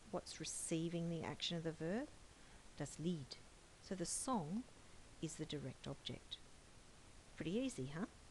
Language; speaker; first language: English; native; English